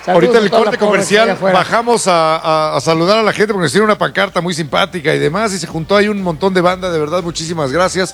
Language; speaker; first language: Spanish; native; Spanish